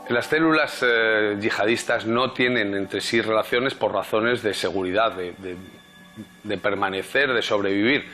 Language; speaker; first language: Spanish; native; Spanish